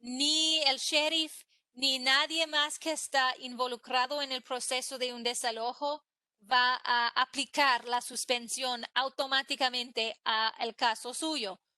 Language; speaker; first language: Spanish; non-native, fluent; English